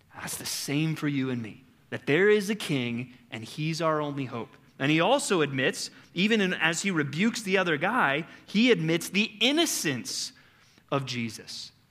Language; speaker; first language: English; native; English